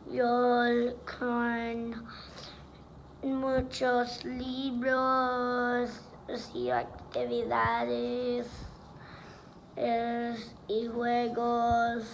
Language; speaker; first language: Spanish; non-native, learner; English